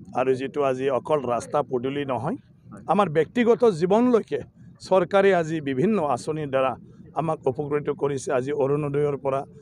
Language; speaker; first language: Assamese; native; Assamese